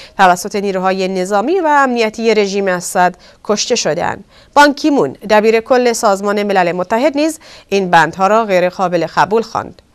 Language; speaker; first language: Persian; non-native, local second language; Kurdish